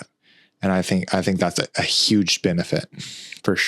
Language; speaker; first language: English; native; English